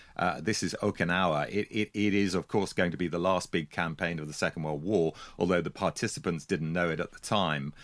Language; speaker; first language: English; native; English